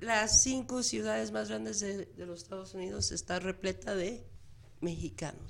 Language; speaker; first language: Spanish; early bilingual, heritage; Spanish